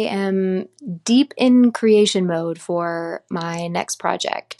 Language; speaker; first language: English; native; English